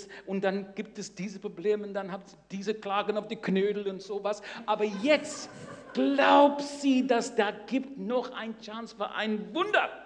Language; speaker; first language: German; non-native, learner; English